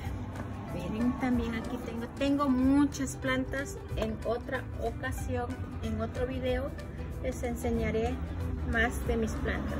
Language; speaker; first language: Spanish; native; Spanish